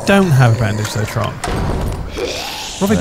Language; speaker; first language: English; native; English